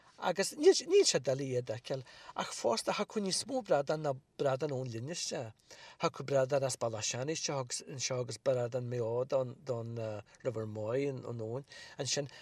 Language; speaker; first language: Irish; native; Irish